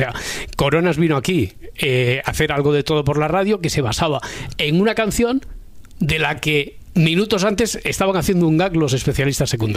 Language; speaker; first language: Spanish; native; Spanish